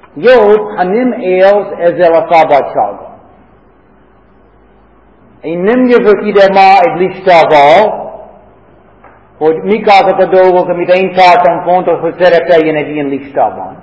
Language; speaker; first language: Hungarian; non-native, fluent; English